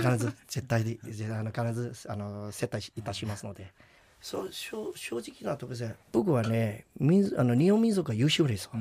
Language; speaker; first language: Japanese; non-native, fluent; Chinese